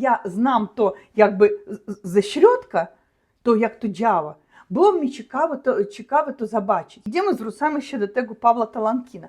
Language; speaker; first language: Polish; non-native, learner; Russian